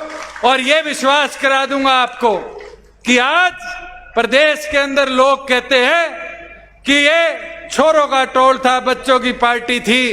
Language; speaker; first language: Hindi; native; Hindi